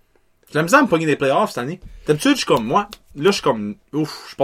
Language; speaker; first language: French; native; French